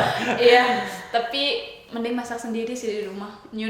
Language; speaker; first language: Indonesian; native; Indonesian